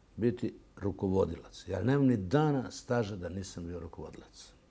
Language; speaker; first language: Serbian; native; Serbian